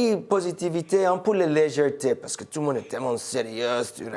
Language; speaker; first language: French; non-native, fluent; English